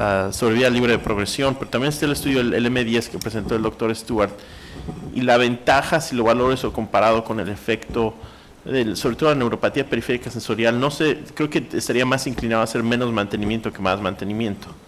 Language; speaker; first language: Spanish; native; Spanish